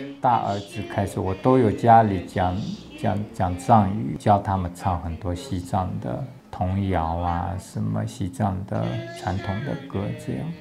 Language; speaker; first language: Chinese; non-native, local second language; Tibetan